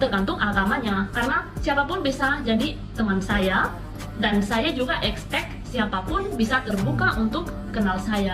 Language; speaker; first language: Indonesian; non-native, fluent; Spanish